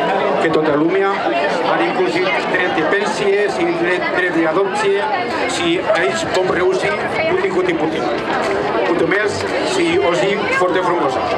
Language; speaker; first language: Romanian; non-native, learner; Spanish